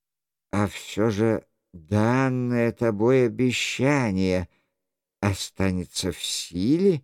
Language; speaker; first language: Russian; native; Russian